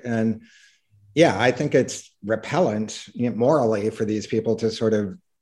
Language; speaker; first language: English; native; English